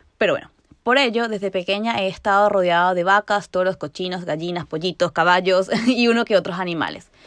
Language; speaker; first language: Spanish; native; Spanish